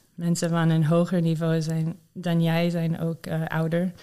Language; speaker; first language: Dutch; non-native, learner; English